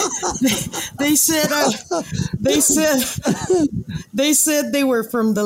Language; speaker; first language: English; native; English